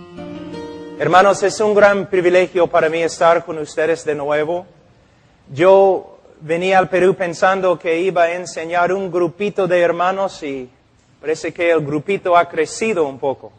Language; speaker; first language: Spanish; non-native, fluent; English